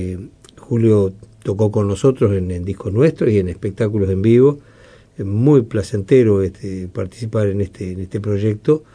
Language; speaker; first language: Spanish; native; Spanish